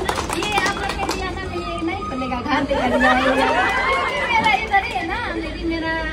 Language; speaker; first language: Hindi; non-native, learner; Nepali